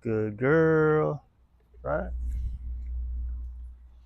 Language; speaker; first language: English; native; English